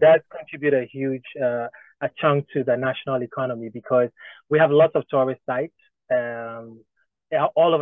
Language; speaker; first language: English; non-native, local second language; Ga